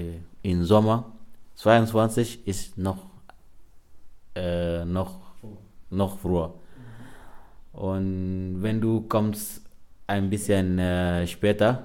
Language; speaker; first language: German; non-native, learner; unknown